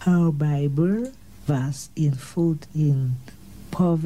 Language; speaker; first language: English; non-native, learner; French